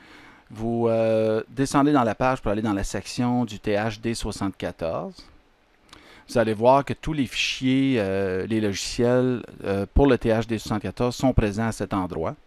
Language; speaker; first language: French; native; French